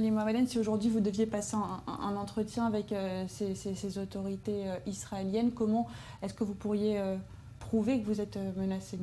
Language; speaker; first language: French; native; French